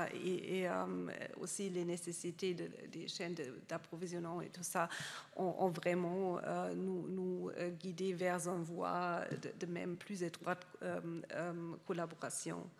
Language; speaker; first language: French; non-native, fluent; German